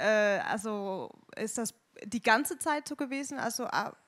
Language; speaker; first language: German; non-native, learner; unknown